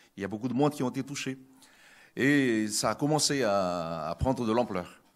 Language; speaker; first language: French; non-native, local second language; Malagasy